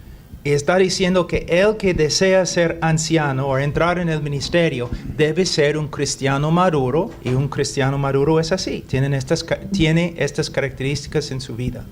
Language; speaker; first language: Spanish; non-native, fluent; English